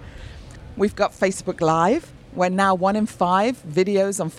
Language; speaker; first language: English; native; English